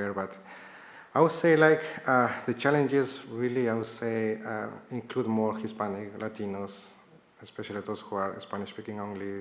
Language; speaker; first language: English; non-native, fluent; Spanish